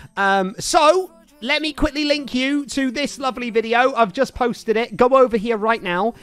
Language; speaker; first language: English; native; English